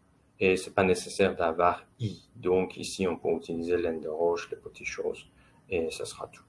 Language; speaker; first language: French; non-native, fluent; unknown